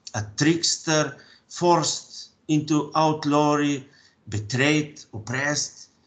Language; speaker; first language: English; non-native, fluent; Slovenian